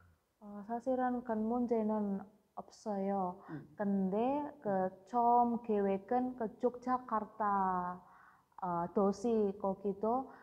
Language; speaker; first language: Korean; non-native, learner; Indonesian